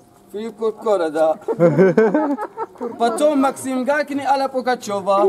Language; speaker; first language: Russian; non-native, learner; Arabic